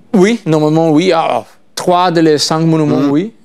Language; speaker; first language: French; non-native, learner; Italian